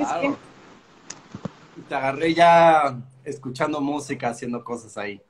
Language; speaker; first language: Spanish; native; Spanish